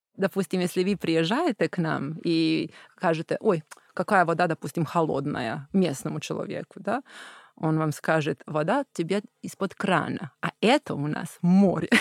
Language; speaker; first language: Russian; non-native, fluent; Croatian